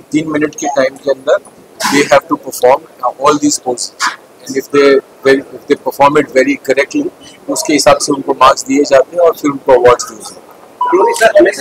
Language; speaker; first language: Hindi; native; Hindi